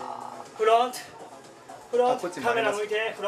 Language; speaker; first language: Japanese; native; Japanese